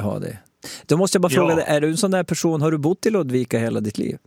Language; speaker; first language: Swedish; native; Swedish